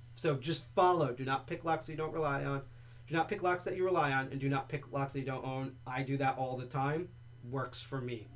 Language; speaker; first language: English; native; English